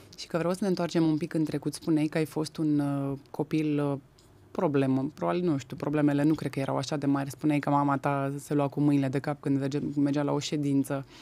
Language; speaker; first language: Romanian; native; Romanian